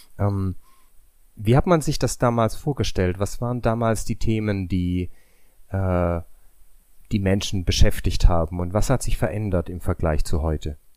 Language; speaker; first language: German; native; German